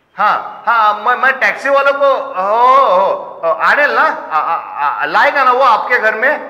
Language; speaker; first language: Hindi; non-native, local second language; Marathi